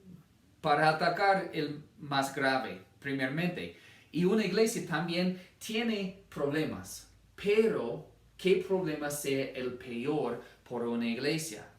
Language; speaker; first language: Spanish; non-native, fluent; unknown